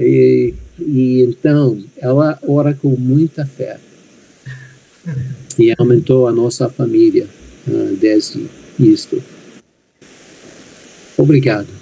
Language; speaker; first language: Portuguese; non-native, fluent; English